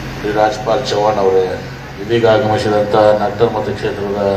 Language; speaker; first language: Kannada; native; Kannada